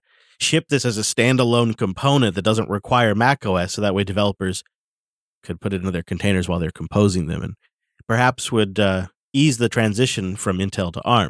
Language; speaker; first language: English; native; English